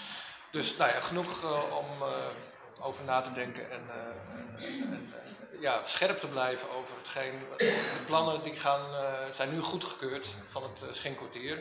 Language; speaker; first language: Dutch; native; Dutch